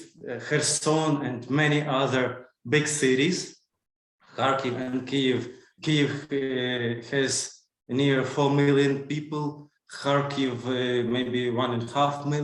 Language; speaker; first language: English; non-native, learner; Ukrainian